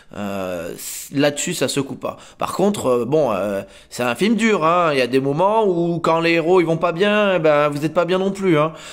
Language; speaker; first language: French; native; French